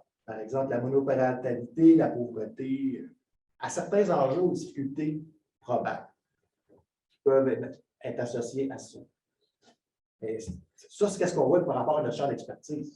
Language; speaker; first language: French; native; French